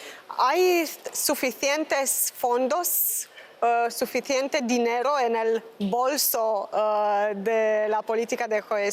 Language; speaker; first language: Spanish; non-native, fluent; Romanian